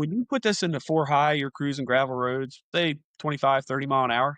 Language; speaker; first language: English; native; English